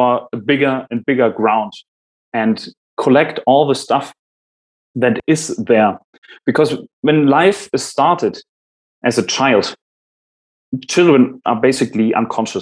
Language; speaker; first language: English; non-native, fluent; German